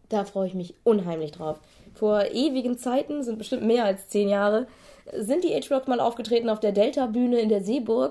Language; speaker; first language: German; native; German